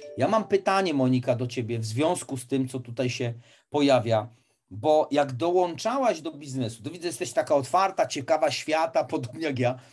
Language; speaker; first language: Polish; native; Polish